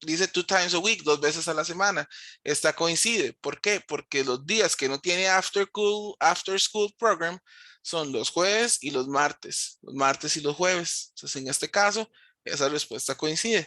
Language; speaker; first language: Spanish; native; Spanish